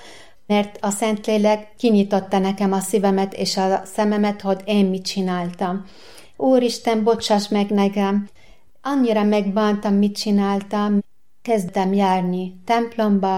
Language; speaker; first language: Hungarian; non-native, learner; Arabic